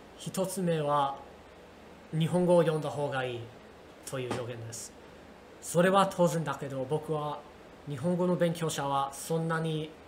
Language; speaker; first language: Japanese; non-native, learner; English